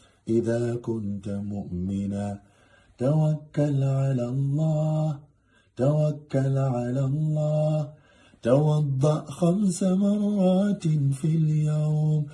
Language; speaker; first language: Arabic; non-native, learner; Kyrgyz